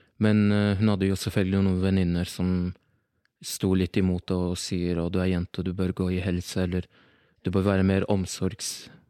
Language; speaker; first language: Norwegian; early bilingual, other home language; Arabic